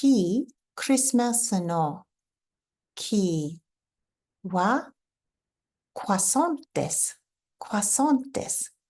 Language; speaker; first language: Japanese; non-native, fluent; English